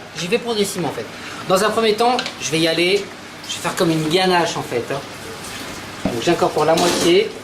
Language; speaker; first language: French; native; French